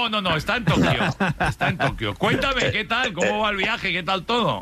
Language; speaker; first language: Spanish; native; Spanish